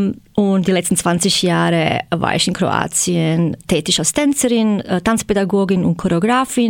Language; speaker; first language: German; non-native, fluent; Croatian